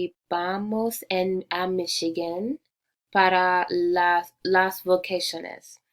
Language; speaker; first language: Spanish; non-native, learner; English